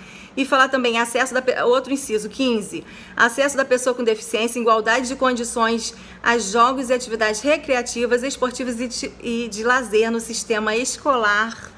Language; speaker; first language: Portuguese; native; Portuguese